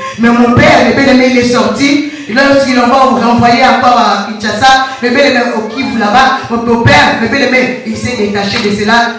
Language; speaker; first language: French; non-native, local second language; Lingala